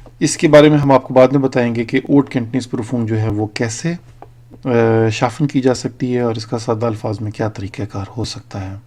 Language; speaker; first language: Urdu; native; Urdu